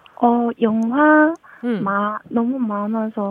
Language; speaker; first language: Korean; non-native, learner; Chinese